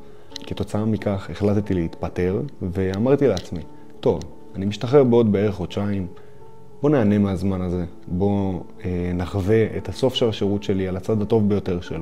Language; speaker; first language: Hebrew; native; Hebrew